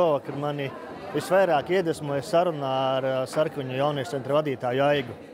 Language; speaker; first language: Latvian; native; Latvian